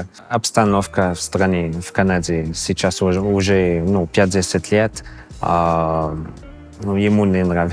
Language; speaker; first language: Russian; non-native, fluent; English